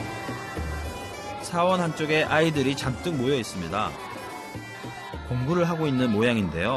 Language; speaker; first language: Korean; native; Korean